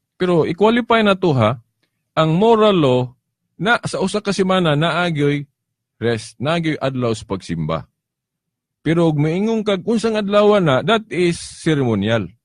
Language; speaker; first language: Cebuano; native; Cebuano